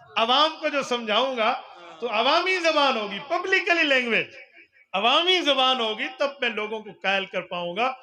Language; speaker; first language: Urdu; non-native, local second language; Punjabi